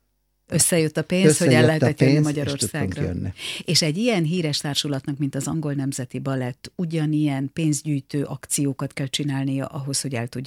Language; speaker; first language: Hungarian; native; Hungarian